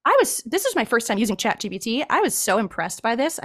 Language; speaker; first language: English; native; English